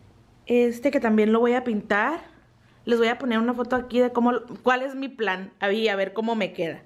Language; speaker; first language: Spanish; native; Spanish